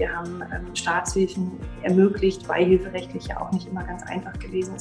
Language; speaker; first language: German; native; German